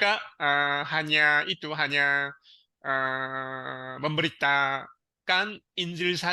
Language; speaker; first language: Indonesian; non-native, learner; Korean